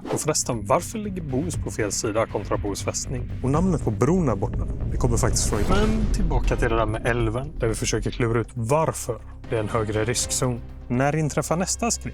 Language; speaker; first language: Swedish; native; Swedish